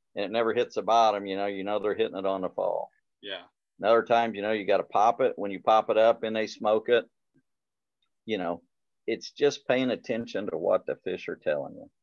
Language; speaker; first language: English; native; English